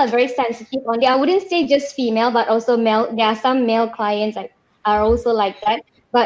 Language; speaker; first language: English; non-native, local second language; Malay